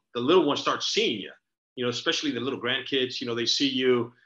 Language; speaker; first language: English; early bilingual, other home language; Spanish